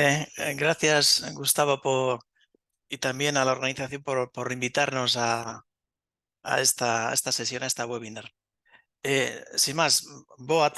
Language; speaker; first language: Spanish; native; Spanish